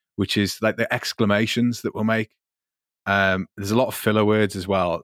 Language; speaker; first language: English; native; English